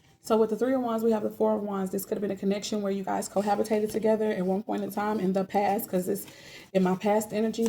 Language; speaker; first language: English; native; English